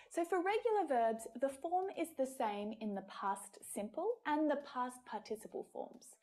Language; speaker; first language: English; native; English